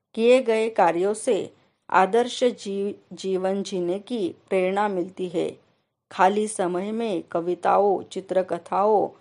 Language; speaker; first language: Hindi; non-native, local second language; Marathi